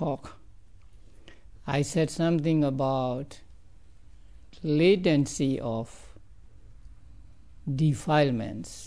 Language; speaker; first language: English; non-native, fluent; Burmese